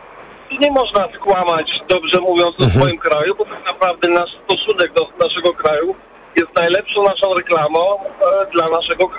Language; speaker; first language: Polish; early bilingual, heritage; Polish